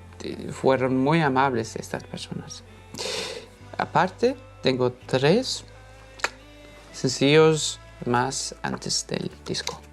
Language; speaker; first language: Spanish; non-native, fluent; Norwegian